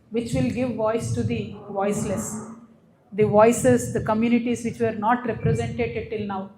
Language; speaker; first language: English; non-native, local second language; Telugu